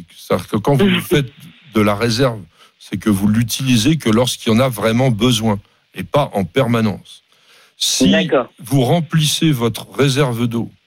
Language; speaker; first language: French; native; French